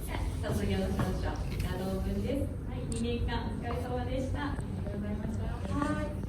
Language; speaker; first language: Japanese; native; Japanese